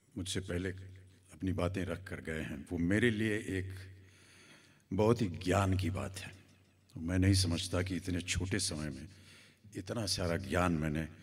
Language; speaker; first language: Hindi; native; Hindi